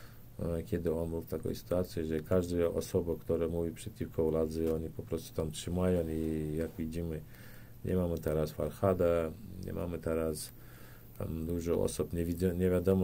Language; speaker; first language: Polish; non-native, learner; Turkmen